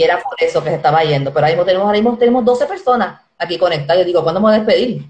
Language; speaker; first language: Spanish; native; Spanish